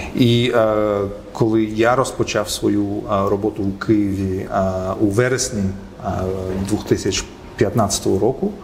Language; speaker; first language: Ukrainian; non-native, fluent; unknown